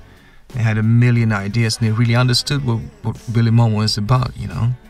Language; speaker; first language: English; non-native, fluent; Swedish